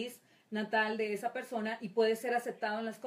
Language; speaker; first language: Spanish; native; Spanish